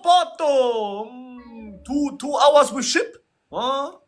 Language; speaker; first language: English; non-native, learner; German